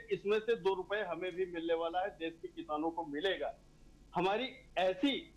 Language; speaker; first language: Hindi; native; Hindi